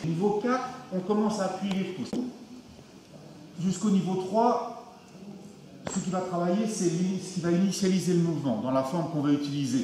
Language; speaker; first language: French; native; French